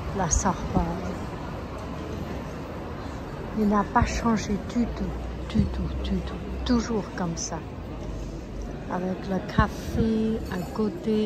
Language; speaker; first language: French; non-native, learner; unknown